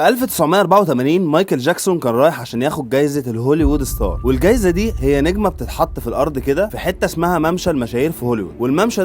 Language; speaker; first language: Arabic; native; Arabic